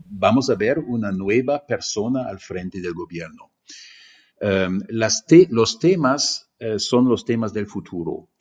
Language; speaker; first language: Spanish; non-native, fluent; German